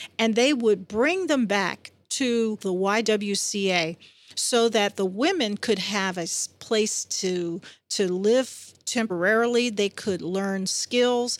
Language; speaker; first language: English; native; English